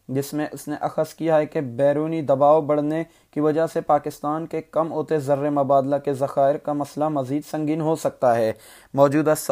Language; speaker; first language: Urdu; non-native, local second language; Baluchi